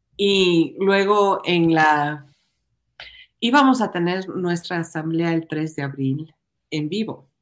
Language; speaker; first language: Spanish; native; Spanish